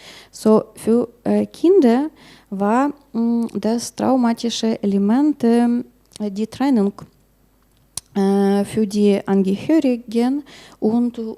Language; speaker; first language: German; non-native, learner; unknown